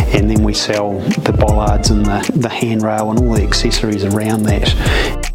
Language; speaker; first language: English; native; English